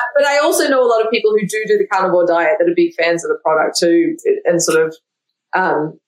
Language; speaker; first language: English; native; English